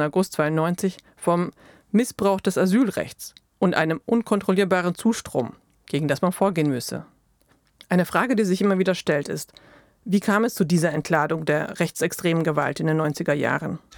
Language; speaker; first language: German; native; German